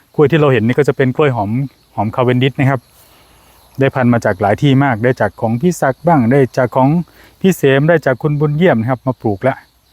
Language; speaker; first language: Thai; native; Thai